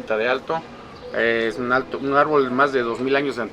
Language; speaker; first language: Spanish; native; Spanish